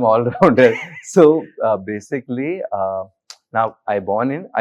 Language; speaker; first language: Telugu; non-native, learner; Hindi